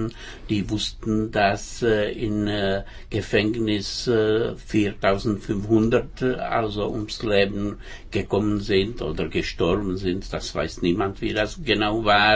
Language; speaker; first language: German; non-native, fluent; Czech